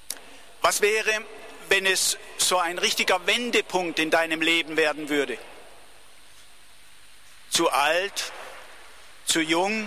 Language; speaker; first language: German; native; German